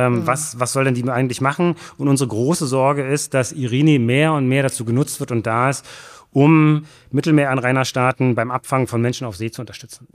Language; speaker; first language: German; native; German